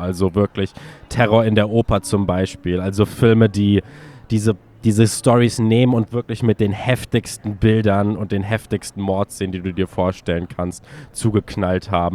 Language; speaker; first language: German; native; German